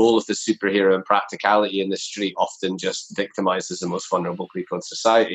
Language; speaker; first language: English; native; English